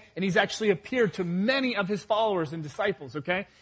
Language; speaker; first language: English; native; English